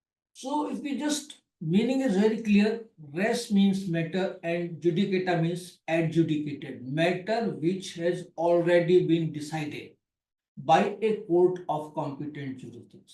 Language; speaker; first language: English; non-native, local second language; Hindi